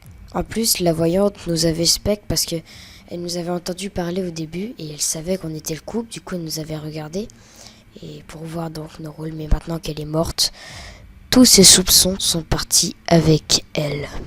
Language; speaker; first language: French; native; French